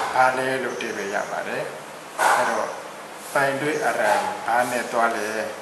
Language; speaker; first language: Burmese; native; Burmese